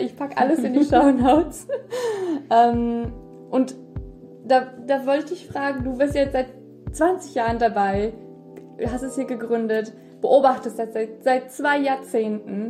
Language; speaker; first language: German; early bilingual, other home language; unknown